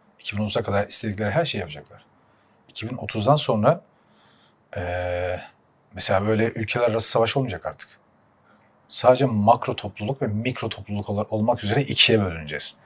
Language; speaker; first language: Turkish; early bilingual, heritage; Turkish